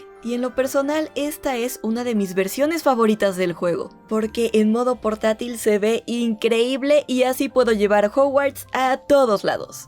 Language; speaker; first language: Spanish; native; Spanish